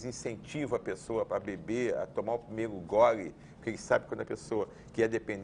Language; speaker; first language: Portuguese; native; Portuguese